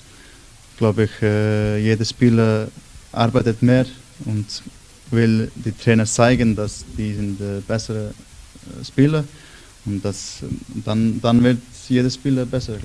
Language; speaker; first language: German; non-native, learner; Icelandic